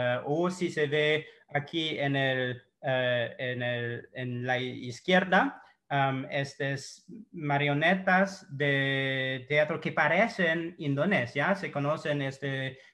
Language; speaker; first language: Spanish; non-native, fluent; English